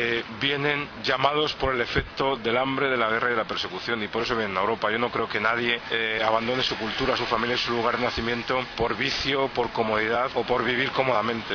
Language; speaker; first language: Spanish; native; Spanish